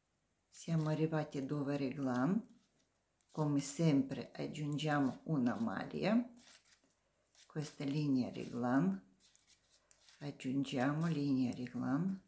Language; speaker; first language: Italian; non-native, learner; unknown